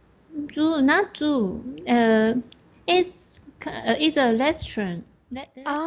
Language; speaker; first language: English; non-native, learner; Chinese